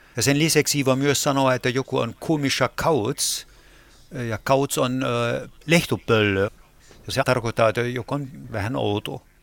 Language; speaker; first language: Finnish; non-native, fluent; German